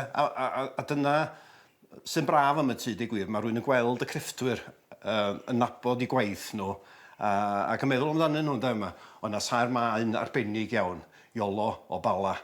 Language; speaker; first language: Welsh; native; Welsh